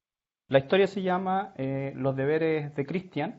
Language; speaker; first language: Spanish; native; Spanish